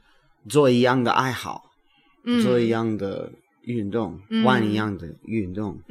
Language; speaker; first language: Chinese; non-native, learner; English